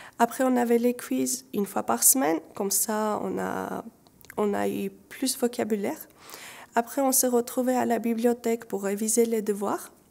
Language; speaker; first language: French; non-native, learner; Armenian